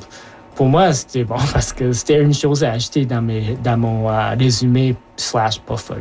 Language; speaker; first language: French; early bilingual, other home language; Japanese